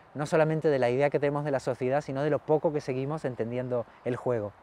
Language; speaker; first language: Spanish; native; Spanish